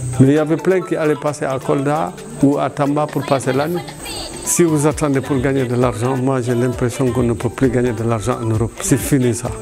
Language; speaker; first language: French; non-native, local second language; Fula